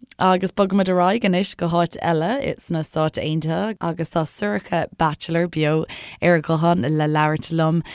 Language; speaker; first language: Irish; native; Irish